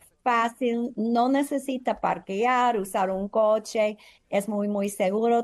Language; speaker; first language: Spanish; non-native, learner; English